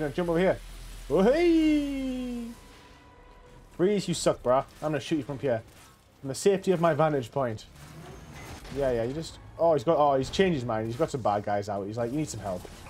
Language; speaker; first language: English; native; English